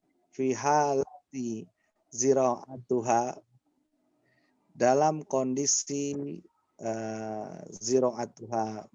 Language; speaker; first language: Arabic; non-native, fluent; Indonesian